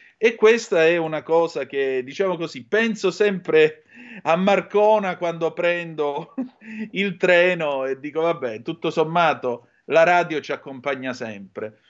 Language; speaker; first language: Italian; native; Italian